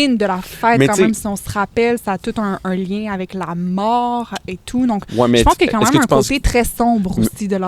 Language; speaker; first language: French; native; French